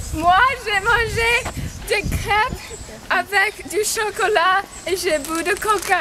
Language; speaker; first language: French; non-native, learner; English